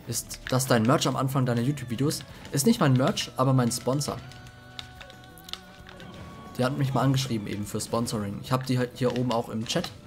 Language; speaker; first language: German; native; German